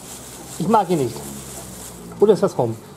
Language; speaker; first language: German; native; German